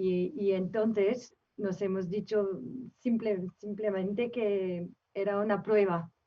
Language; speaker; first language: Spanish; non-native, fluent; French